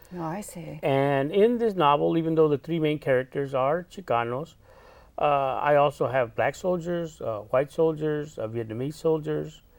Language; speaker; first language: English; native; English